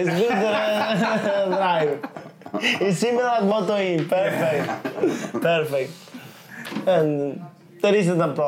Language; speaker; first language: English; non-native, learner; Italian